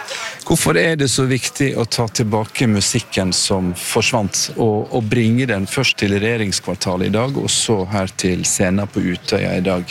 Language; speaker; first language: Norwegian; native; Norwegian